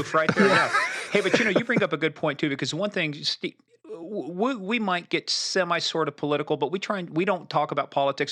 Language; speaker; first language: English; native; English